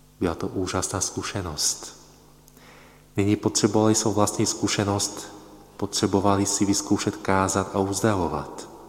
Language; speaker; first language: Czech; non-native, fluent; Polish